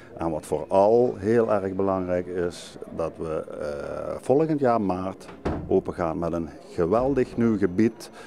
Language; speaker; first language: Dutch; native; Dutch